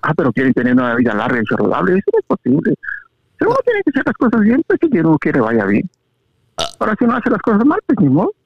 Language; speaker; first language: Spanish; native; Spanish